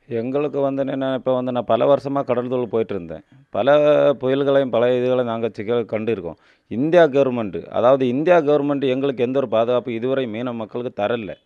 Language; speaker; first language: Tamil; native; Tamil